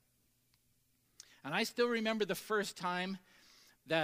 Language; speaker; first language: English; native; English